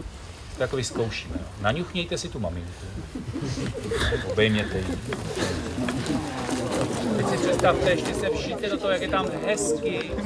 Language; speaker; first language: Czech; native; Czech